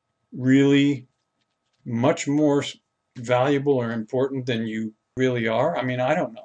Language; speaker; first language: English; native; English